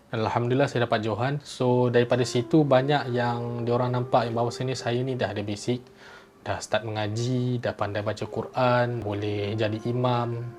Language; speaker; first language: Malay; non-native, local second language; Chinese